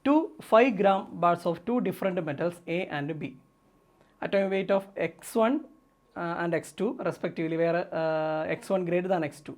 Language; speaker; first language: English; non-native, local second language; Malayalam